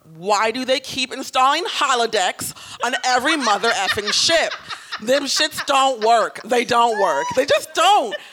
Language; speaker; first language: English; native; English